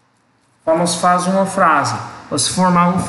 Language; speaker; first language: Portuguese; non-native, learner; English